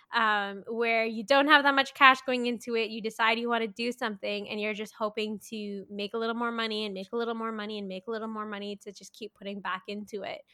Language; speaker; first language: English; native; English